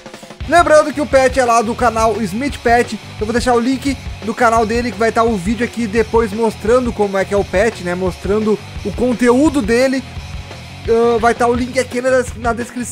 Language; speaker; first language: Portuguese; native; Portuguese